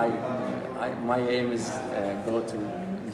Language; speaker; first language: English; non-native, learner; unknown